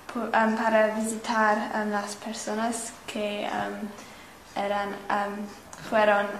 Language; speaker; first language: Spanish; non-native, learner; English